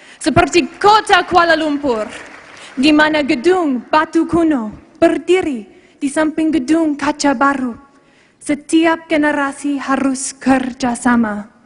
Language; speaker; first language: Malay; non-native, fluent; English